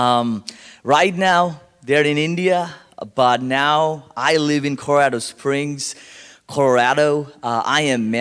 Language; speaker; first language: English; non-native, local second language; Bangla